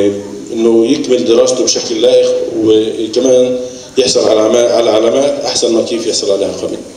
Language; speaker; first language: Arabic; native; Arabic